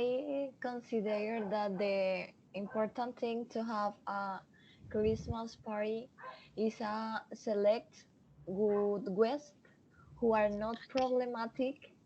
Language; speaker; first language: English; non-native, learner; Spanish